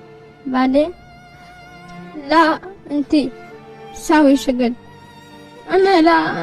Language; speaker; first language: Arabic; non-native, learner; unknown